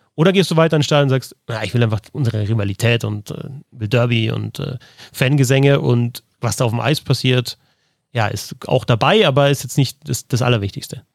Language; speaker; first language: German; native; German